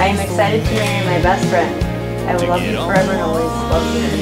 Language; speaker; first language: English; native; English